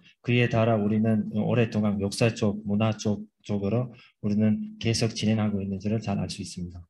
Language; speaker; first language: Korean; non-native, fluent; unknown